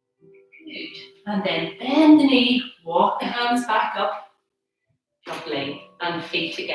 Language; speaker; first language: English; native; English